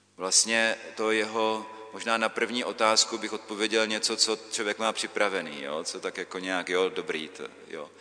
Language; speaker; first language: Czech; native; Czech